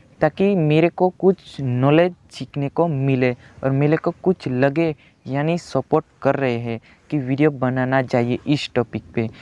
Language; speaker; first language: Hindi; non-native, local second language; Gujarati